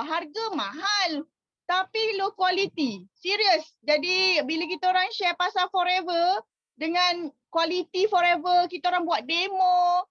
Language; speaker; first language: Malay; native; Malay